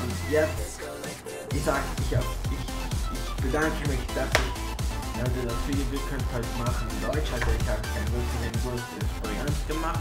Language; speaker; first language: German; non-native, learner; Italian